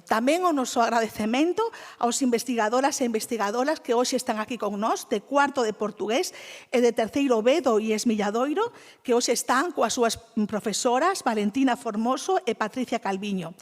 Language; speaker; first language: Galician; native; Galician